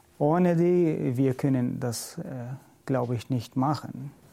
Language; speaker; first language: German; non-native, learner; Syriac